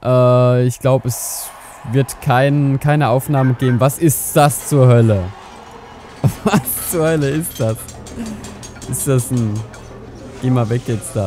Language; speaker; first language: German; native; German